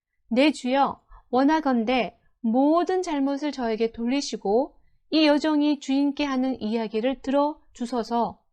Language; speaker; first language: Korean; native; Korean